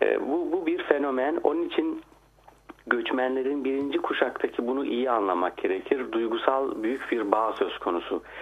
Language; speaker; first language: Turkish; native; Turkish